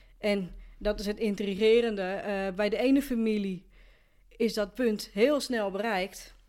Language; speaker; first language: Dutch; native; Dutch